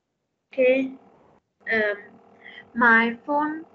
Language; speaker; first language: English; non-native, learner; Vietnamese